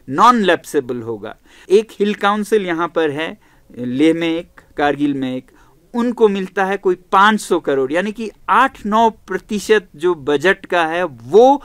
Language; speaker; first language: Hindi; non-native, local second language; Ladakhi